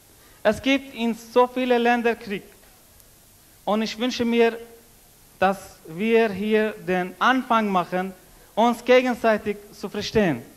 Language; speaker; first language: German; non-native, fluent; Persian